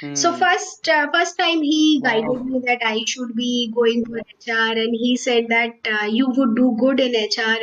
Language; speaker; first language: English; non-native, local second language; Hindi